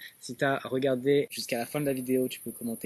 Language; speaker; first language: French; native; French